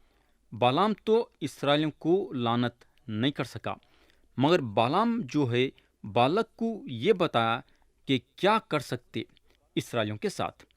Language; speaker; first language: Urdu; native; Urdu